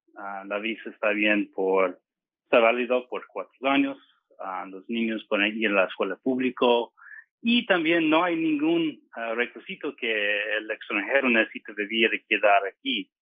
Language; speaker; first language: Spanish; non-native, fluent; English